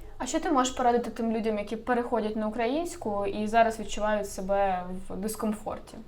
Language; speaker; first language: Ukrainian; native; Ukrainian